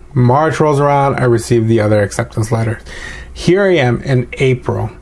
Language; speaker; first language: English; native; English